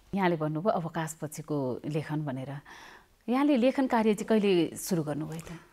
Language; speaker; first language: Nepali; native; Nepali